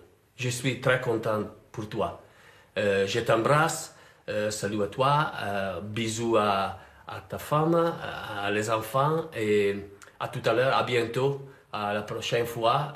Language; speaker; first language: French; non-native, fluent; Italian